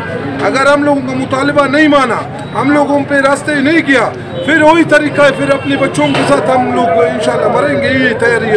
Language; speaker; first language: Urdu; non-native, local second language; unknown